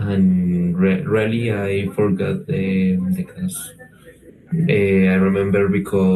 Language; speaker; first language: English; non-native, learner; Spanish